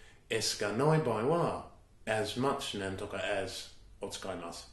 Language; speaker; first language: Japanese; non-native, fluent; English